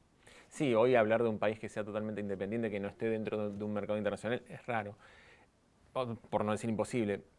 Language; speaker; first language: Spanish; native; Spanish